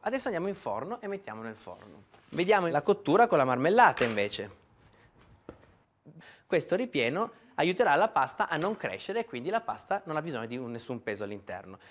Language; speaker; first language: Italian; native; Italian